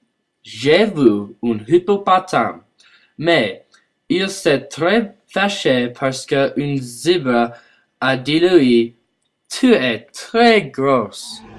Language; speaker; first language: French; non-native, learner; English